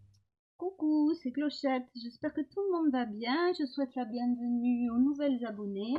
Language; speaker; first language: French; native; French